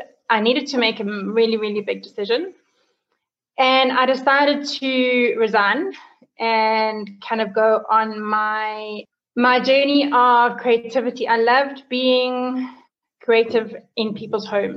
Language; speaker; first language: English; native; English